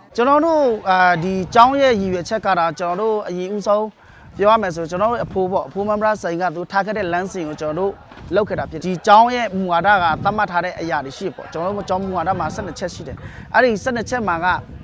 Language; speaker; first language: Burmese; non-native, local second language; Karen languages